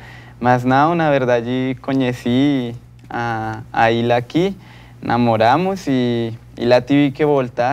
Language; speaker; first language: Portuguese; non-native, learner; Spanish